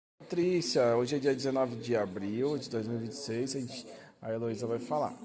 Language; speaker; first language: Portuguese; native; Portuguese